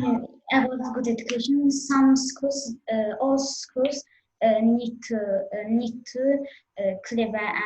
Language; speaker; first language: English; non-native, learner; Azerbaijani